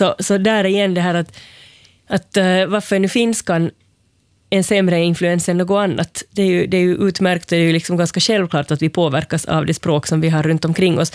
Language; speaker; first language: Swedish; native; Swedish